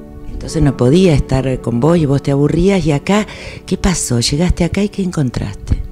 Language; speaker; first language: Spanish; native; Spanish